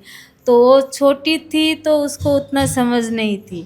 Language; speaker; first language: Hindi; non-native, local second language; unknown